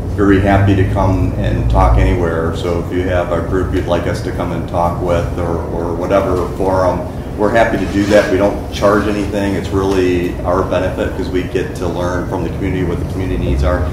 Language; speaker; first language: English; native; English